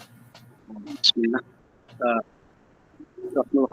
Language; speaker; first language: Arabic; non-native, learner; Filipino